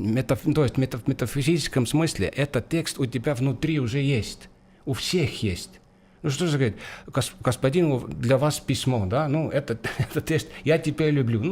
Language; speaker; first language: Russian; non-native, fluent; Estonian